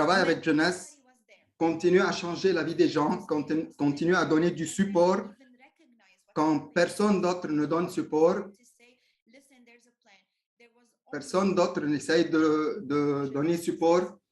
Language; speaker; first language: French; non-native, local second language; Arabic